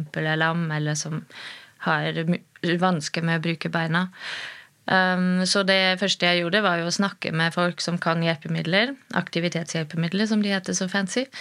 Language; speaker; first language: Norwegian; non-native, fluent; German